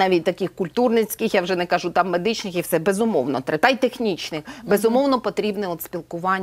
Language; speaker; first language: Ukrainian; native; Ukrainian